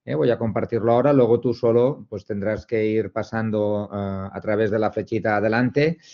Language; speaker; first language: Spanish; non-native, local second language; Catalan